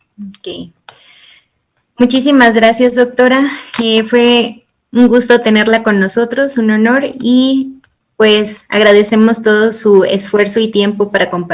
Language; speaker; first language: Spanish; native; Spanish